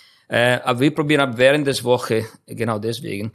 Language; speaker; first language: German; non-native, fluent; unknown